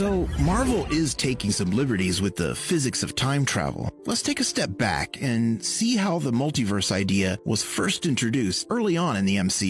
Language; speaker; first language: English; native; English